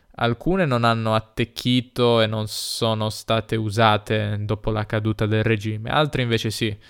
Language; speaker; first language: Italian; native; Italian